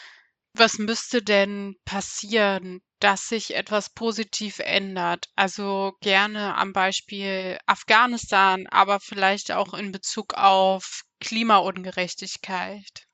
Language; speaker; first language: German; native; German